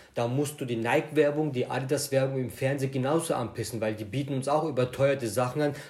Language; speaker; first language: German; native; German